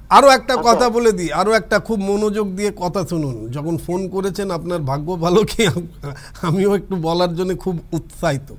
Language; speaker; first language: Bangla; non-native, local second language; Hindi